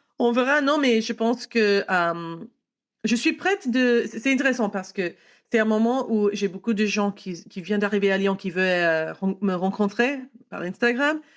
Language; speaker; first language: French; non-native, fluent; English